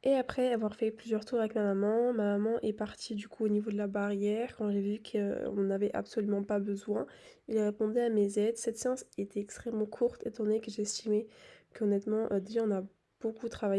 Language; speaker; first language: French; native; French